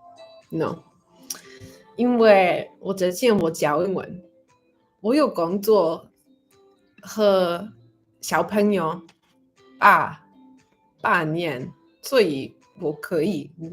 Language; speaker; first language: Chinese; non-native, learner; English